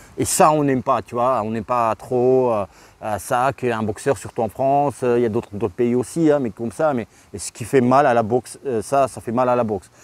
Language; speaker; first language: French; non-native, fluent; Russian